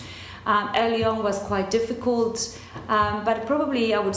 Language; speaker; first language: English; non-native, fluent; Spanish